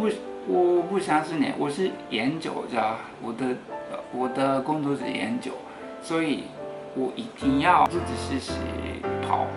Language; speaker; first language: Chinese; non-native, fluent; Japanese